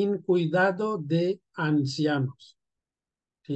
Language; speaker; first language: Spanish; non-native, fluent; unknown